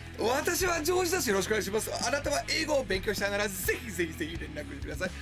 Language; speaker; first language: Japanese; non-native, learner; English